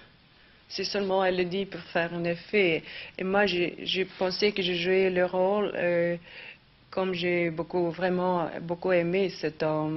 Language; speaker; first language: French; non-native, fluent; Swedish